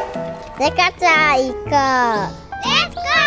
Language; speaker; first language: Japanese; early bilingual, heritage; Japanese